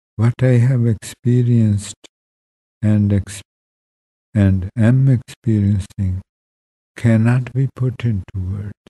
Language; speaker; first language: English; non-native, local second language; Punjabi